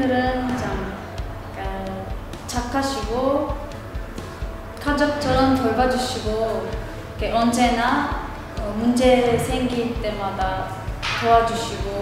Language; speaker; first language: Korean; non-native, fluent; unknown